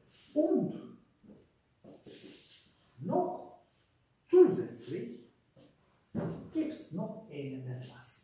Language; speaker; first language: German; non-native, fluent; Hungarian